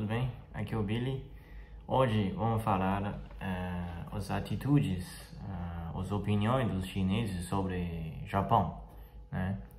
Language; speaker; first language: Portuguese; non-native, fluent; Chinese